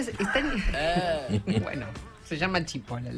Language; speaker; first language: Spanish; native; Spanish